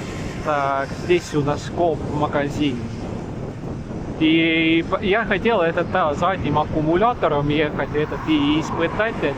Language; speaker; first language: Russian; non-native, local second language; Estonian